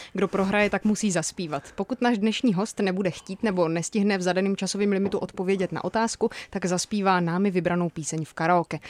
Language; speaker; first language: Czech; native; Czech